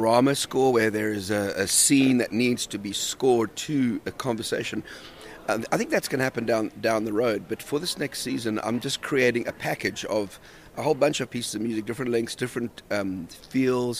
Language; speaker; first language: English; native; English